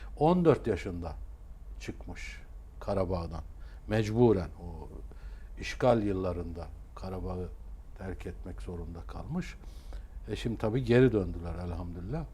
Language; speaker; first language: Turkish; native; Turkish